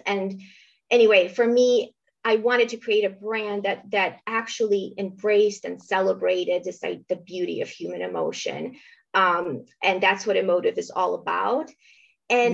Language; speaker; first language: English; early bilingual, other home language; Romanian